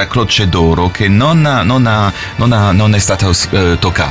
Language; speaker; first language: Italian; non-native, fluent; French